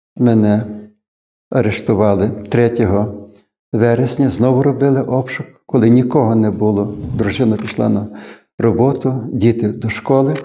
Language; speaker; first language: Ukrainian; native; Ukrainian